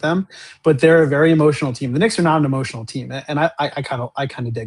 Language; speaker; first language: English; native; English